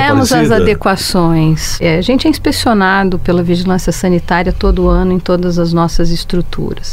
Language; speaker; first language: Portuguese; native; Portuguese